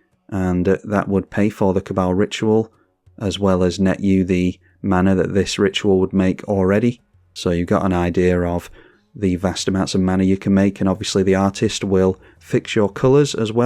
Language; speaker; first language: English; native; English